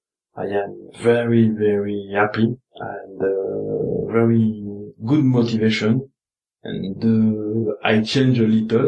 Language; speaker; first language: English; non-native, learner; French